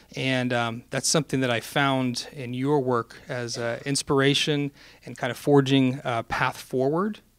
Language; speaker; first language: English; native; English